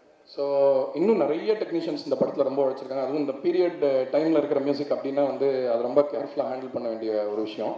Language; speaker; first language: Tamil; native; Tamil